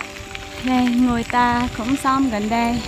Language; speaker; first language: Vietnamese; non-native, fluent; English